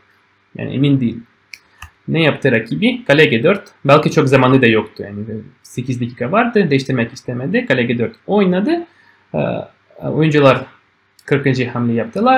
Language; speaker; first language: Turkish; non-native, fluent; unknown